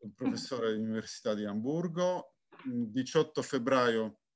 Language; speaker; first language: Italian; non-native, fluent; Polish